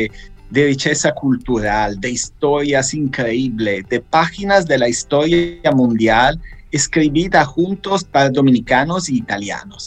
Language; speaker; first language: Spanish; non-native, fluent; Italian